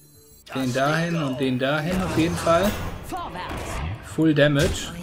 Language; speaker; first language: German; native; German